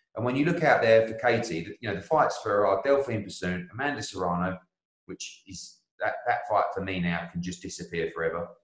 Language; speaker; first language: English; native; English